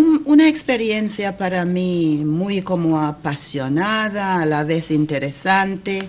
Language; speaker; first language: Spanish; non-native, fluent; English